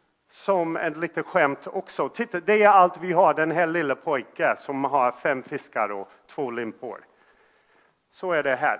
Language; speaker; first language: Swedish; non-native, fluent; English